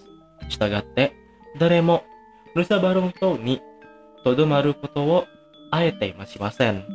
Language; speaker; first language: Japanese; non-native, fluent; Indonesian